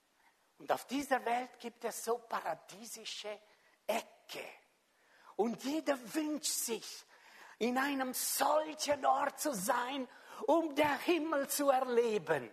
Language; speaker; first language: German; non-native, fluent; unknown